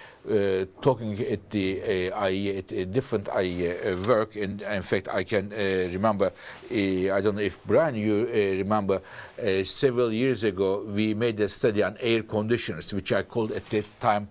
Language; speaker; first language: English; non-native, fluent; Turkish